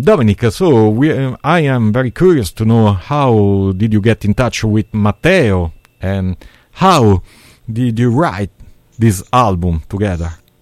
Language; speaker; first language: English; non-native, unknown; Italian